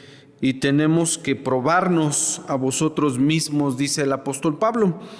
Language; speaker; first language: Spanish; native; Spanish